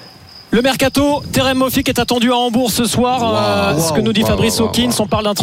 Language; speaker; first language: French; native; French